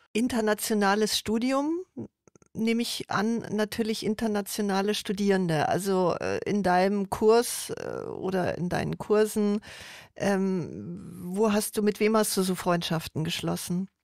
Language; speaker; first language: German; native; German